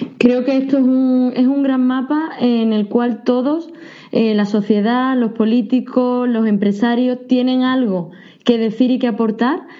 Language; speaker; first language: Spanish; native; Spanish